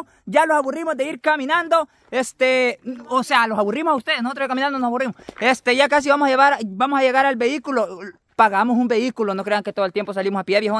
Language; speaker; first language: Spanish; native; Spanish